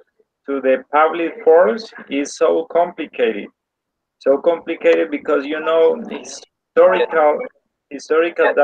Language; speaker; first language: English; non-native, learner; Spanish